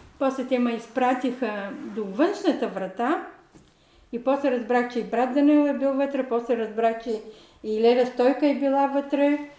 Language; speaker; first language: Bulgarian; non-native, local second language; Turkish